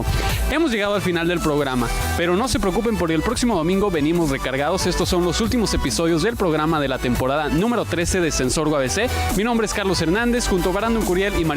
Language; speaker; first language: Spanish; native; Spanish